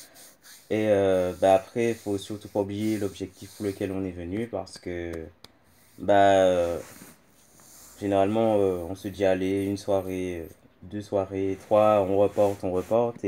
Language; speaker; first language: French; native; French